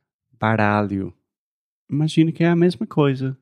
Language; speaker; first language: Portuguese; non-native, fluent; English